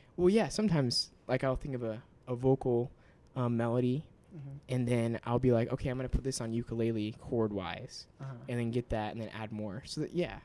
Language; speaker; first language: English; native; English